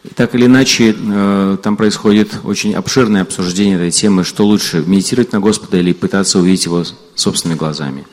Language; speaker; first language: Russian; native; Russian